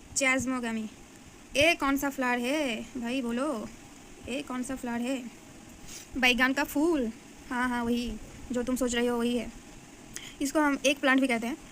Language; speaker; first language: Hindi; non-native, local second language; Bangla